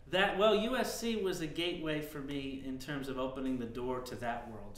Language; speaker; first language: English; native; English